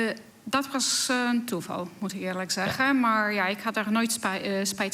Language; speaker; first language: Dutch; non-native, fluent; Polish